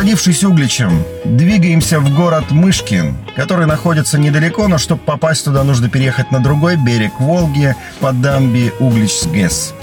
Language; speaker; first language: Russian; native; Russian